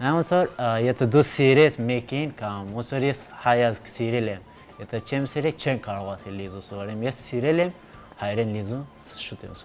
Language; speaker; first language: Armenian; non-native, learner; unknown